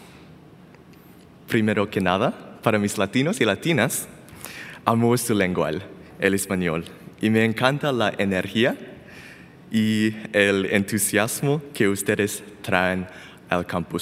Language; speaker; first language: English; non-native, fluent; Chinese